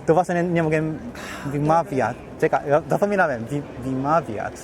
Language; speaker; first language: Polish; non-native, learner; Japanese